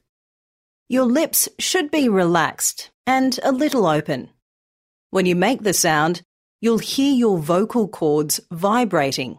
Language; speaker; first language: English; native; English